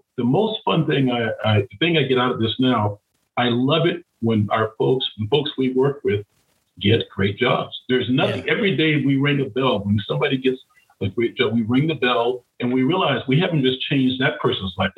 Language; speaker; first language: English; native; English